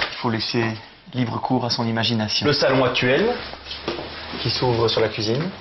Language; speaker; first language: French; native; French